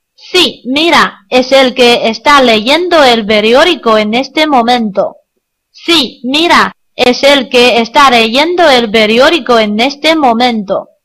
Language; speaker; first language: Spanish; non-native, learner; Chinese